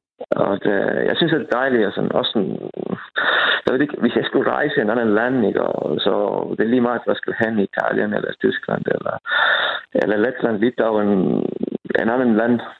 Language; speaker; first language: Danish; non-native, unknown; Estonian